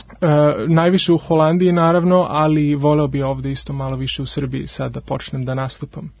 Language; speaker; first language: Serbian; early bilingual, heritage; Serbian